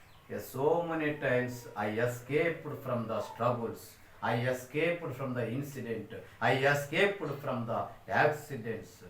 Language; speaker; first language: English; non-native, local second language; Telugu